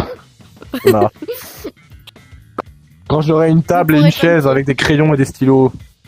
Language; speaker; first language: French; native; French